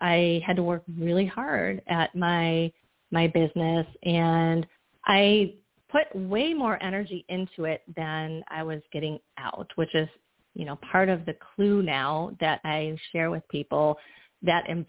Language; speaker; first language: English; native; English